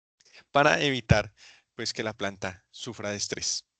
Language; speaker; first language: Spanish; native; Spanish